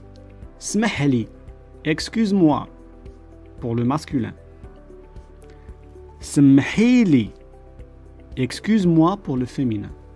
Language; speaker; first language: French; non-native, local second language; Arabic